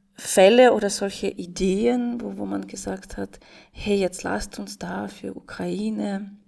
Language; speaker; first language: German; non-native, fluent; Russian